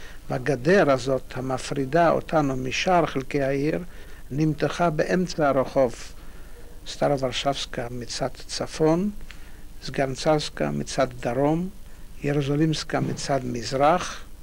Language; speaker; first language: Hebrew; non-native, fluent; Polish